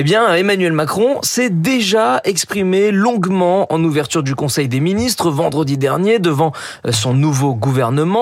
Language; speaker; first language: French; native; French